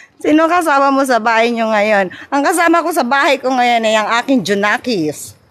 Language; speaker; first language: Filipino; non-native, local second language; Cebuano